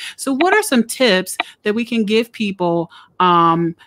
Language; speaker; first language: English; native; English